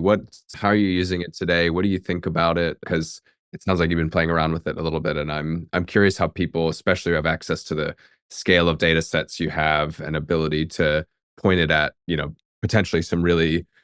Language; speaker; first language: English; native; English